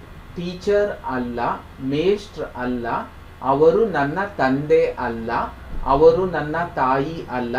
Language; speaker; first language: Kannada; non-native, fluent; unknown